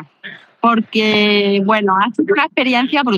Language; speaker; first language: Spanish; native; Spanish